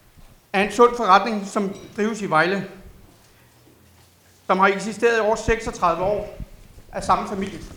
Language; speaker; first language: Danish; native; Danish